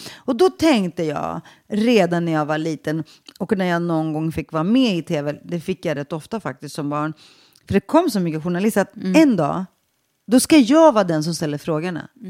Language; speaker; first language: Swedish; early bilingual, other home language; Greek